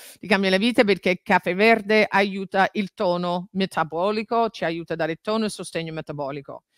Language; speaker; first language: Italian; non-native, fluent; English